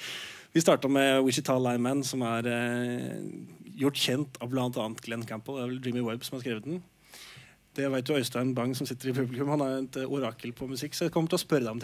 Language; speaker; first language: Norwegian; native; Norwegian